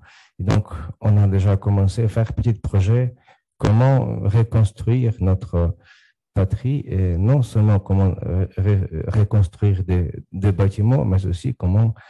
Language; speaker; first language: French; non-native, fluent; Ukrainian